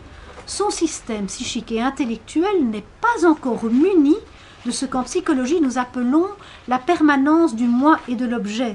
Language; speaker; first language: French; native; French